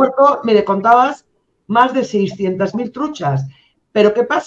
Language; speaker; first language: Spanish; native; Spanish